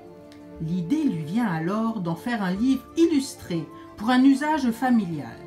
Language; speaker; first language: French; native; French